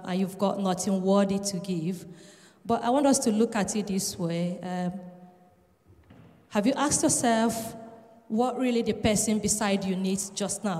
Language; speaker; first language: English; non-native, local second language; Igbo